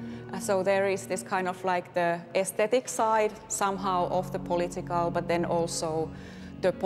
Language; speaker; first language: English; non-native, fluent; Finnish